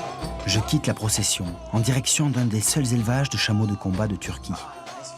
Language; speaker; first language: French; native; French